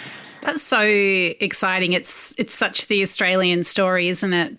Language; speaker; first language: English; native; English